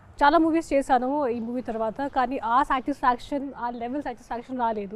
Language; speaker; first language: Telugu; non-native, fluent; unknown